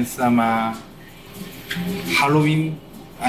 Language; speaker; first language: English; non-native, learner; Korean